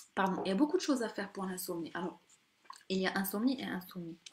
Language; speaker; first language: French; non-native, local second language; Arabic